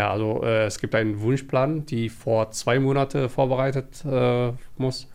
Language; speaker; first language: German; non-native, fluent; Somali